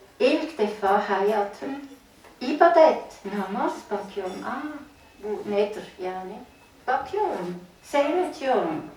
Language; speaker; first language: Turkish; non-native, fluent; German